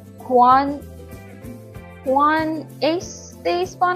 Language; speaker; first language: Spanish; non-native, learner; English